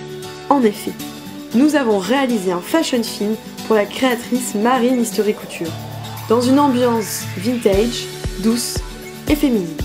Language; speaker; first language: French; native; French